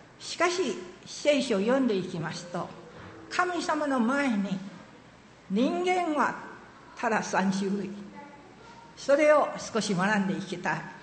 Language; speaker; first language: Japanese; non-native, fluent; Min Nan Chinese